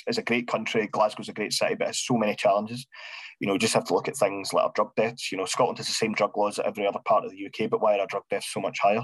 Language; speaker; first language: English; native; English